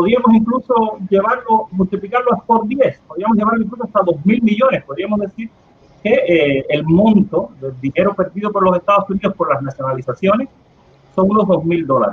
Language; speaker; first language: Spanish; native; Spanish